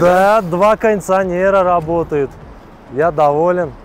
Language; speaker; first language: Russian; non-native, local second language; Uzbek